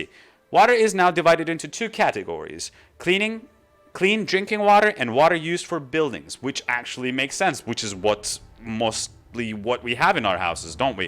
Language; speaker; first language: English; non-native, fluent; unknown